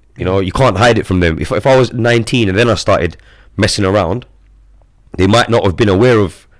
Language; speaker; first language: English; native; English